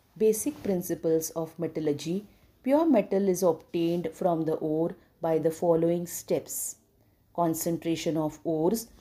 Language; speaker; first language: English; non-native, local second language; Marathi